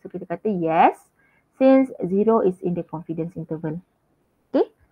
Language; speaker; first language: English; non-native, local second language; Malay